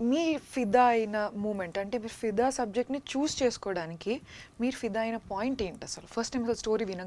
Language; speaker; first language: Telugu; native; Telugu